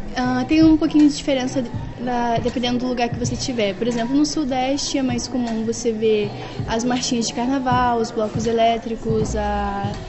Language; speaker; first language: Portuguese; native; Portuguese